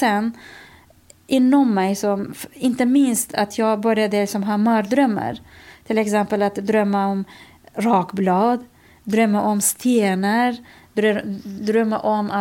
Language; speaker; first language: Swedish; non-native, fluent; Kurdish